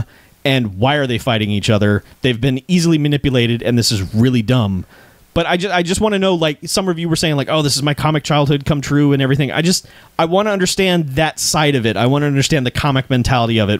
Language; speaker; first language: English; native; English